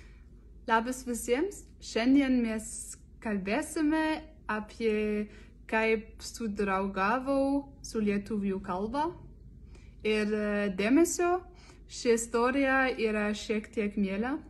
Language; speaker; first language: Lithuanian; non-native, learner; French